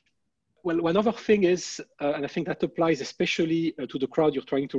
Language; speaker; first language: English; non-native, fluent; French